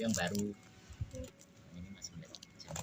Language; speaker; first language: Malay; native; Malay